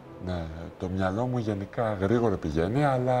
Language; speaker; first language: Greek; early bilingual, heritage; Greek